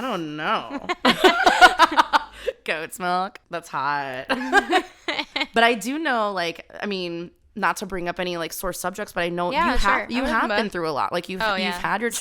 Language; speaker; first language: English; native; English